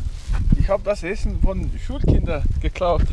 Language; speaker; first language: German; non-native, learner; Mongolian